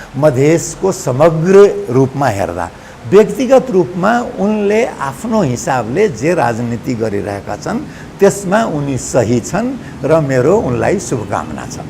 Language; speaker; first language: Nepali; non-native, local second language; Maithili